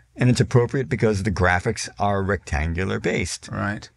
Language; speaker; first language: English; native; English